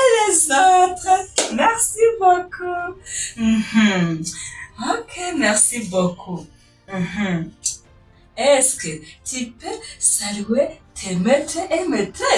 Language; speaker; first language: French; non-native, local second language; Kinyarwanda